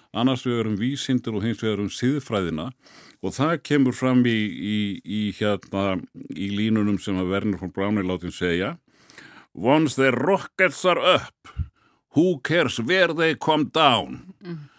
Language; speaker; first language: Icelandic; native; Icelandic